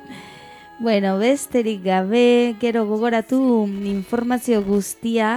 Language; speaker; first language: Basque; non-native, local second language; Spanish